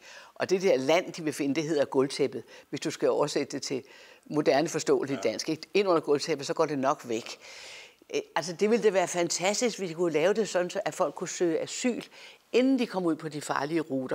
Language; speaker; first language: Danish; native; Danish